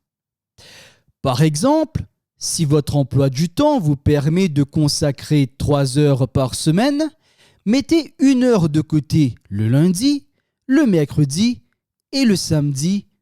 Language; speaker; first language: French; native; French